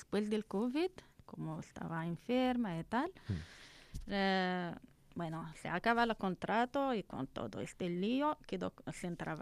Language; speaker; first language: Spanish; non-native, learner; Arabic